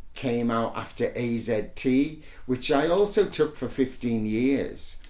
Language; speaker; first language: English; native; English